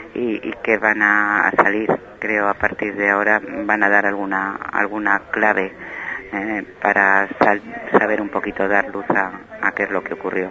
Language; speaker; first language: Spanish; native; Spanish